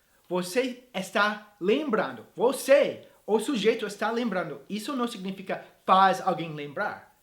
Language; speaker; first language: Portuguese; non-native, fluent; English